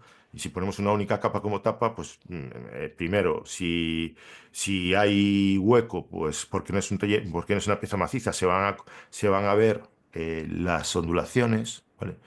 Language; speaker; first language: Spanish; native; Spanish